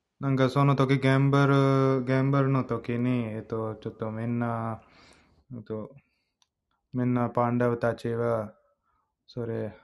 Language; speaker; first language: Japanese; non-native, learner; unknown